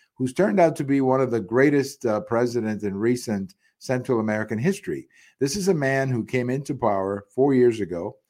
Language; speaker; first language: English; native; English